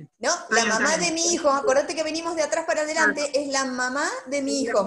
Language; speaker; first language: Spanish; native; Spanish